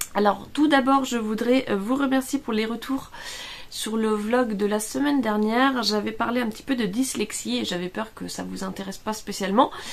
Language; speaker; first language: French; non-native, fluent; Italian